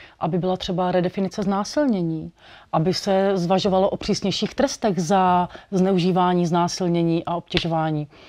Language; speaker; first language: Czech; native; Czech